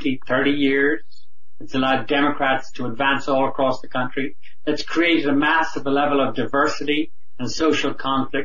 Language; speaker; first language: English; native; English